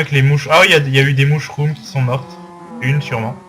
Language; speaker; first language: French; native; French